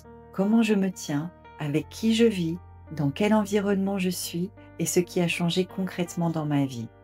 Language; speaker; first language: French; native; French